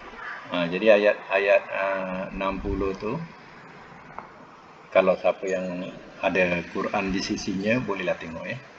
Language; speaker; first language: Malay; native; Malay